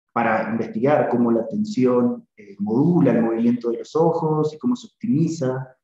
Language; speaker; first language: Spanish; native; Spanish